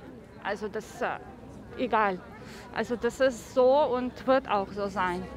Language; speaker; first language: German; non-native, learner; Ukrainian